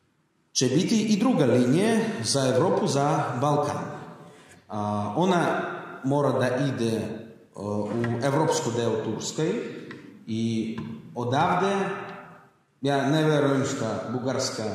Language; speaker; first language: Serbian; non-native, learner; Russian